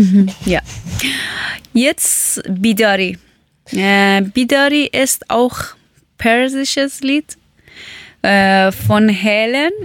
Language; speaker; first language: German; non-native, fluent; Persian